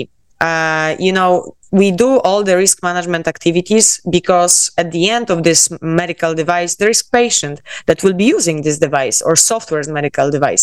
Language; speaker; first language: English; non-native, fluent; Polish